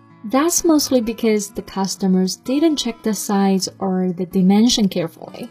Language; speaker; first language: English; non-native, fluent; Chinese